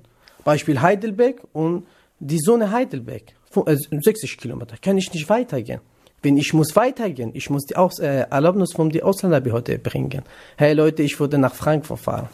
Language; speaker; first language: German; non-native, learner; Kurdish